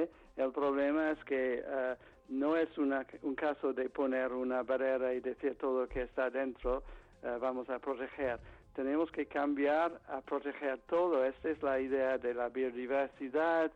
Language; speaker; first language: Spanish; non-native, fluent; English